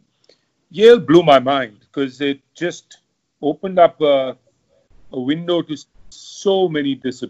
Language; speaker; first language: English; non-native, local second language; Hindi